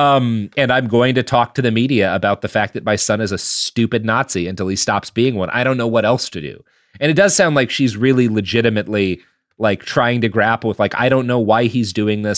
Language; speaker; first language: English; native; English